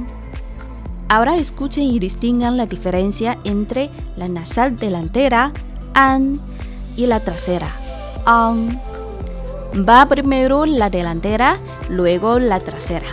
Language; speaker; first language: Spanish; non-native, fluent; Chinese